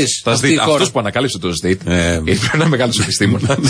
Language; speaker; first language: Greek; native; Greek